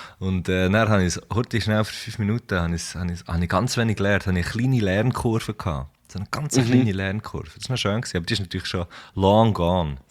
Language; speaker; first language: German; native; German